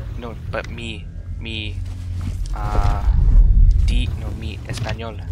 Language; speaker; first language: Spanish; non-native, learner; English